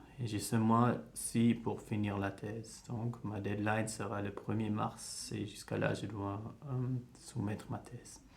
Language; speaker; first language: French; early bilingual, heritage; French